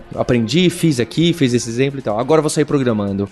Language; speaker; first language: Portuguese; native; Portuguese